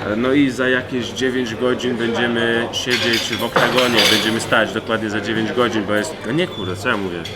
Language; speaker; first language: Polish; early bilingual, heritage; Polish